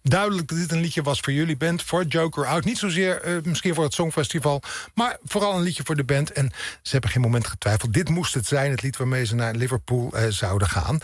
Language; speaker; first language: Dutch; native; Dutch